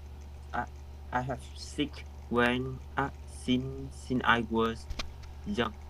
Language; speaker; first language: English; non-native, learner; Vietnamese